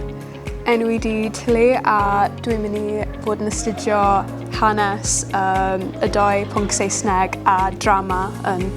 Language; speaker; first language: Welsh; non-native, local second language; English